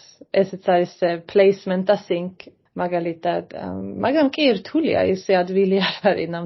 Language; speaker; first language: Georgian; non-native, fluent; Swedish